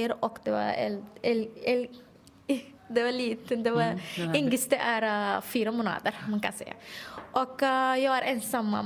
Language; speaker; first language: Swedish; non-native, learner; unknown